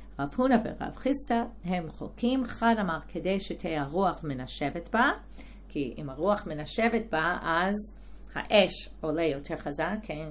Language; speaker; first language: Hebrew; non-native, fluent; English